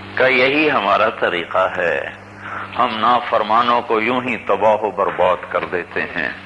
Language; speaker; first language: Urdu; non-native, local second language; Punjabi